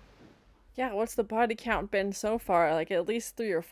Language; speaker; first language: English; native; English